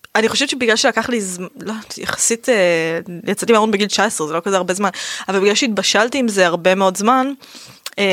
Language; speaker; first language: Hebrew; native; Hebrew